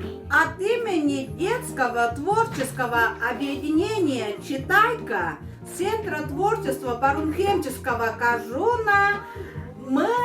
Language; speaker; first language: Russian; non-native, local second language; Tuvinian